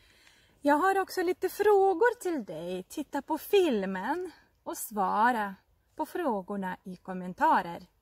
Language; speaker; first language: Swedish; non-native, fluent; Russian